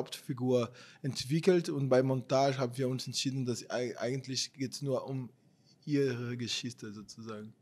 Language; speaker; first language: German; non-native, fluent; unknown